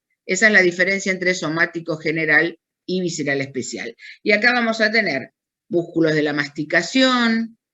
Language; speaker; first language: Spanish; native; Spanish